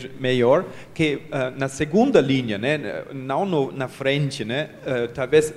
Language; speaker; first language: Portuguese; non-native, learner; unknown